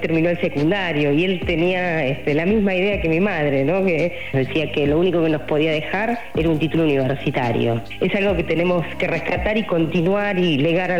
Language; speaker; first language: Spanish; native; Spanish